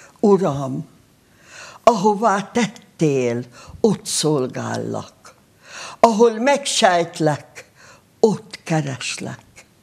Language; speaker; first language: Hungarian; native; Hungarian